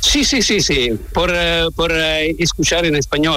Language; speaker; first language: Spanish; non-native, learner; Italian